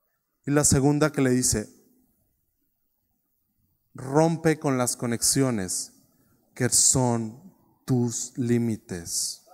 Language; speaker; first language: Spanish; native; Spanish